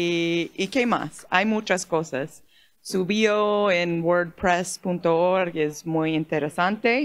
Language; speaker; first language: Spanish; non-native, learner; English